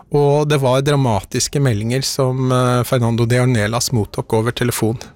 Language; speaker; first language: Norwegian; native; Norwegian